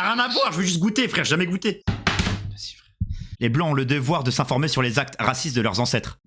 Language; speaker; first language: French; native; French